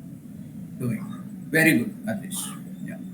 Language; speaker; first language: English; non-native, local second language; Tamil